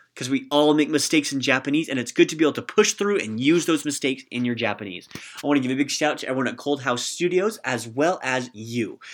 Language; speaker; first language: English; native; English